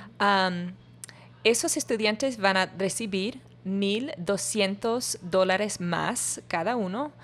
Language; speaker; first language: Spanish; non-native, learner; English